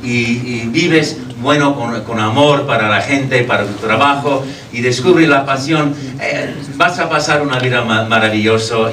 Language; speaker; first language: Spanish; non-native, fluent; English